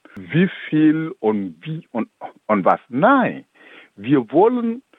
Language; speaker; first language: German; non-native, fluent; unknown